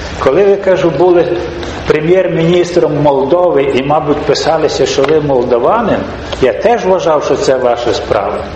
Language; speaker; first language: Ukrainian; native; Ukrainian